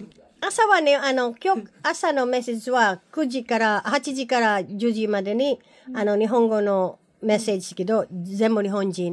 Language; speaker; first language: Japanese; non-native, learner; Filipino